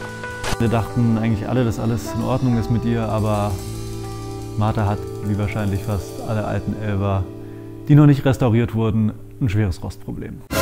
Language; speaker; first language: German; native; German